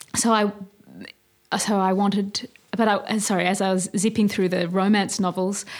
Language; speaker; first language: English; native; English